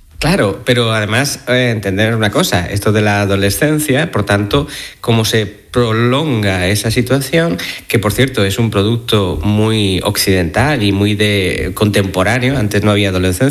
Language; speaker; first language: Spanish; native; Spanish